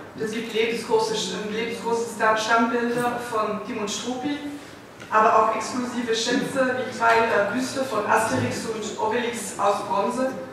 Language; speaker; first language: German; non-native, fluent; Dutch